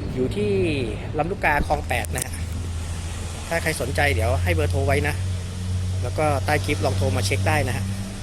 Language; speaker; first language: Thai; native; Thai